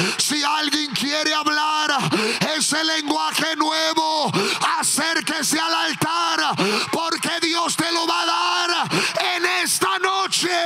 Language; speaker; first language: Spanish; early bilingual, heritage; Spanish